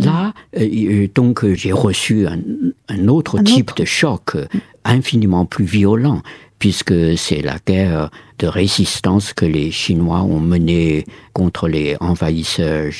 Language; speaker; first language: French; non-native, fluent; Chinese